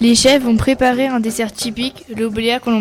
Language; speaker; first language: French; native; French